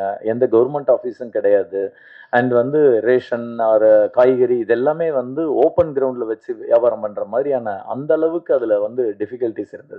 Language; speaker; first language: Tamil; native; Tamil